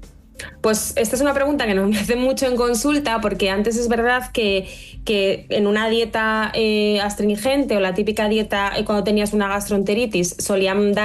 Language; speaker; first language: Spanish; native; Spanish